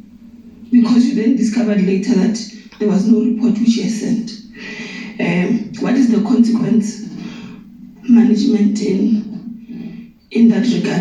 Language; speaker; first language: English; non-native, local second language; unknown